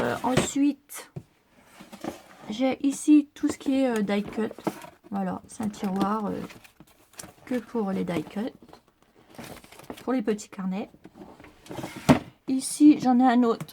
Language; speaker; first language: French; native; French